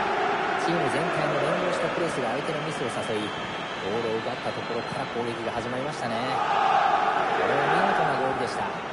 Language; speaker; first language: Japanese; native; Japanese